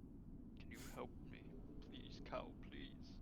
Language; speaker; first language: English; native; English